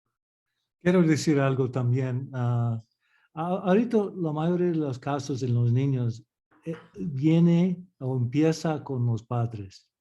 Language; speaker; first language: Spanish; early bilingual, heritage; English